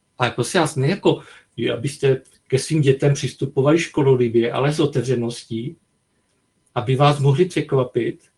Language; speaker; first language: Czech; native; Czech